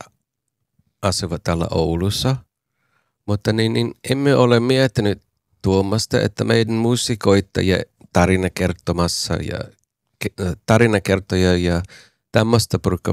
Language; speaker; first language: Finnish; non-native, learner; English